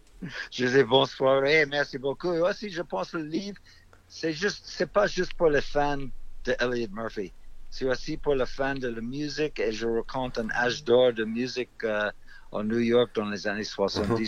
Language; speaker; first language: French; non-native, fluent; English